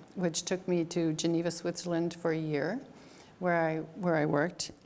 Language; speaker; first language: English; native; English